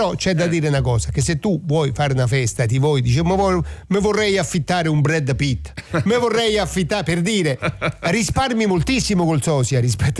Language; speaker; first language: Italian; native; Italian